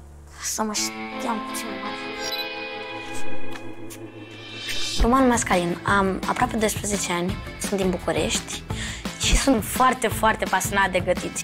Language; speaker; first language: Romanian; early bilingual, heritage; Romanian